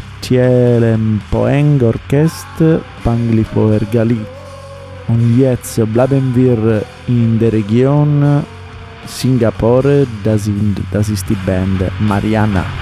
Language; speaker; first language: German; non-native, learner; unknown